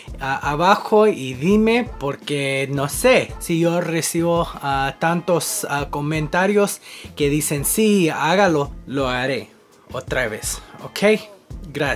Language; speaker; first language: Spanish; non-native, learner; English